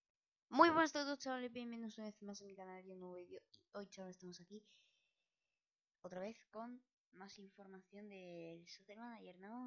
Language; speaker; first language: Spanish; native; Spanish